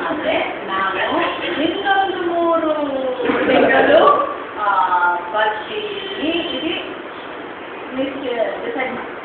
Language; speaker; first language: Kannada; non-native, learner; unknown